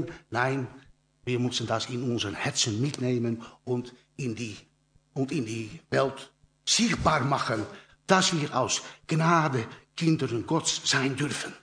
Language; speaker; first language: German; non-native, learner; Dutch